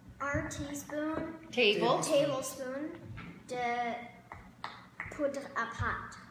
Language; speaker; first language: French; non-native, learner; English